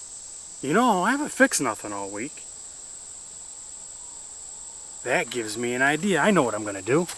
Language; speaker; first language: English; native; English